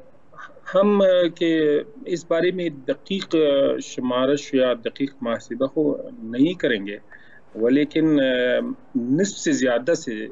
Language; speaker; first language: Hindi; non-native, learner; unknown